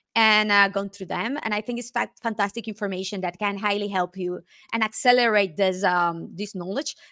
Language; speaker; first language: English; non-native, fluent; Spanish